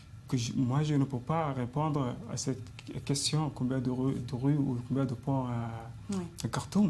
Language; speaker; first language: French; non-native, fluent; Arabic